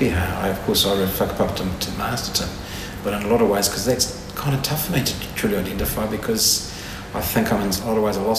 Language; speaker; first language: English; native; English